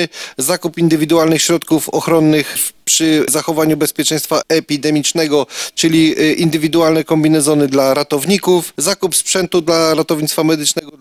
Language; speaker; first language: Polish; native; Polish